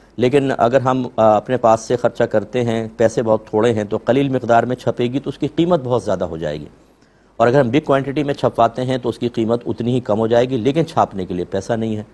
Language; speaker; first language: Urdu; native; Urdu